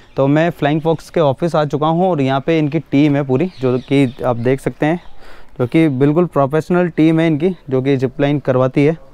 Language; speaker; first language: Hindi; native; Hindi